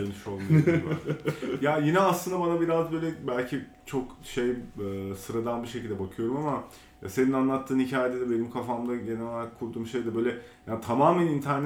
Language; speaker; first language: Turkish; native; Turkish